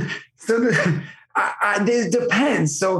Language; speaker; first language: English; native; English